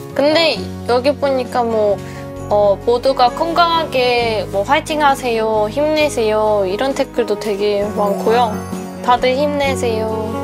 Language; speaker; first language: Korean; non-native, fluent; German